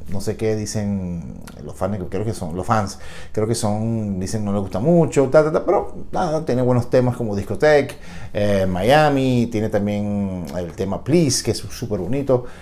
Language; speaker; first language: Spanish; native; Spanish